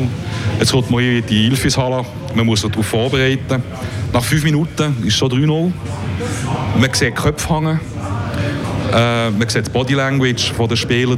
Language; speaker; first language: German; native; German